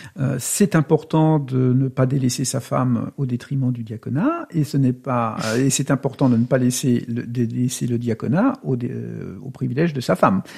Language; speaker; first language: French; native; French